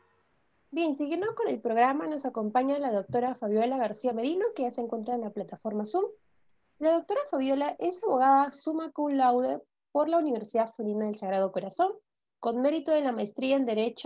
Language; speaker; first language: Spanish; native; Spanish